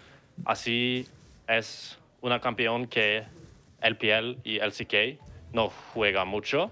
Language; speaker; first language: Spanish; non-native, learner; English